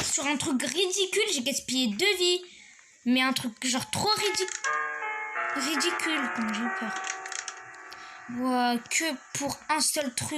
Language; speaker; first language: French; native; French